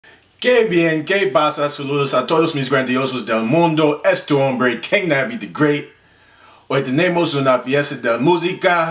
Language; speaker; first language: Spanish; non-native, learner; English